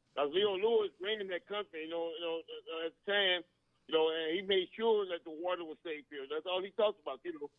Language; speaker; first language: English; native; English